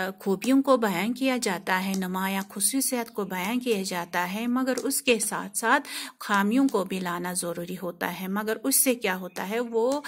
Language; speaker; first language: Urdu; non-native, local second language; Kashmiri